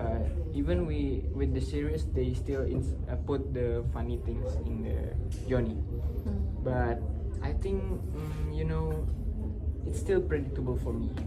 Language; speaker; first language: English; non-native, local second language; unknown